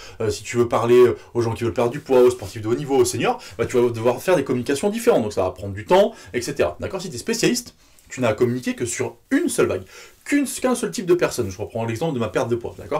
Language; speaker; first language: French; native; French